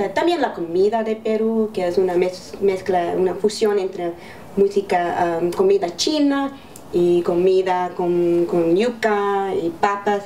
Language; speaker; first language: Spanish; early bilingual, heritage; English